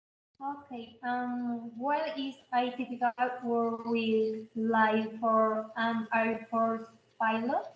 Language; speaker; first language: English; non-native, learner; Spanish